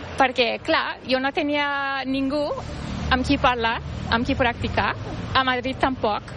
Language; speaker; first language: Catalan; non-native, fluent; Turkish